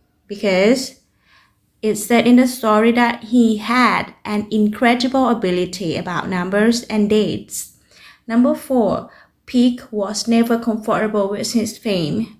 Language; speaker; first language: English; non-native, fluent; Thai